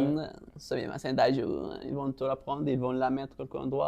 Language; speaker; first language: French; non-native, local second language; Arabic